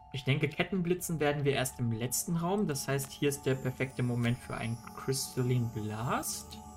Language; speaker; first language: German; native; German